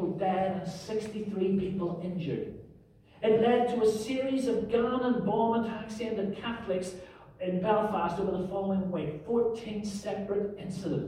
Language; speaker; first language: English; native; English